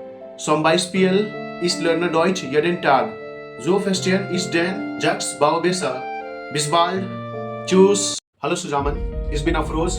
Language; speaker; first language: German; non-native, learner; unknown